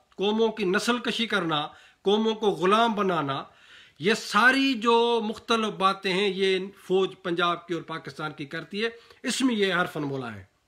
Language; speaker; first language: Urdu; non-native, local second language; Sindhi